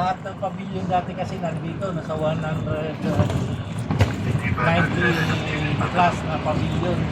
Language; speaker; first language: Filipino; native; Filipino